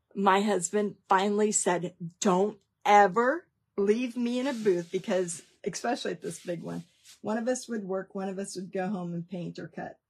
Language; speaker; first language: English; native; English